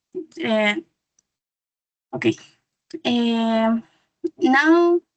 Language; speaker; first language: English; non-native, learner; Spanish